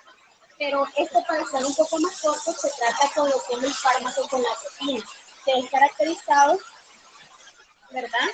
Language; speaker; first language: Spanish; native; Spanish